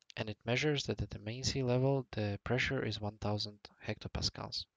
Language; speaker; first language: English; non-native, fluent; Latvian